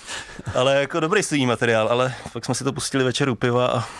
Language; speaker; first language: Czech; native; Czech